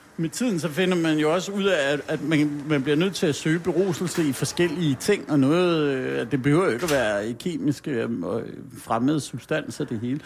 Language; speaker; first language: Danish; native; Danish